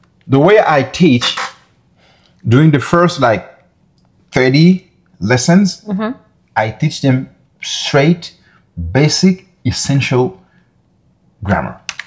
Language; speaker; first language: English; non-native, fluent; Haitian Creole